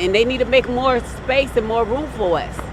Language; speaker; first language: English; native; English